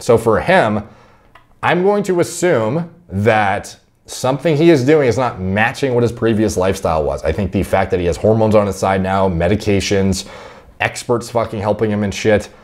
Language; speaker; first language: English; native; English